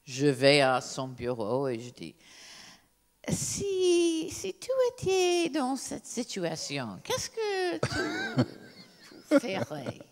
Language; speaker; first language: French; non-native, fluent; English